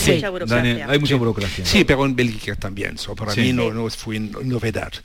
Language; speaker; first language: Spanish; non-native, learner; French